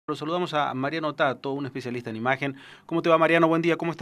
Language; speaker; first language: Spanish; native; Spanish